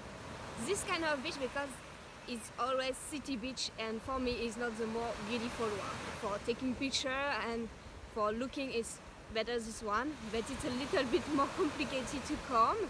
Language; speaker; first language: English; non-native, learner; French